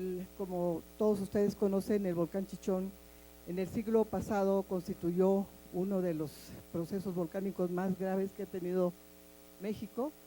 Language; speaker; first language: Spanish; native; Spanish